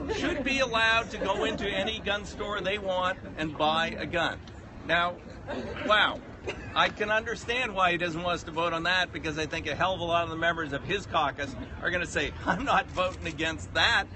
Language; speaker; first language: English; native; English